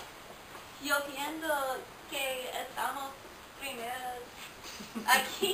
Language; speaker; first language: Spanish; non-native, learner; English